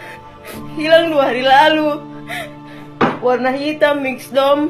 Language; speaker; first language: Indonesian; native; Indonesian